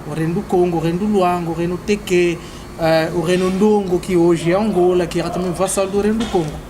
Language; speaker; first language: Portuguese; non-native, fluent; Kongo